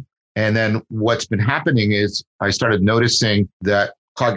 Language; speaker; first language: English; native; English